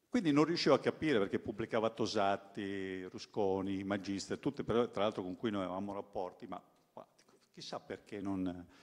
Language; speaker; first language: Italian; native; Italian